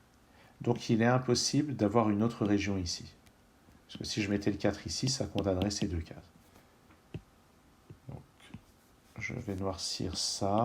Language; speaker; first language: French; native; French